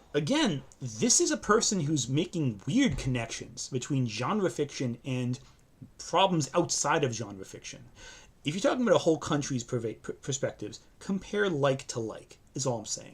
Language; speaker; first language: English; native; English